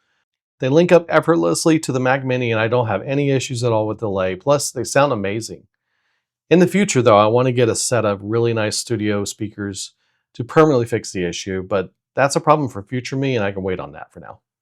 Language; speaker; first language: English; native; English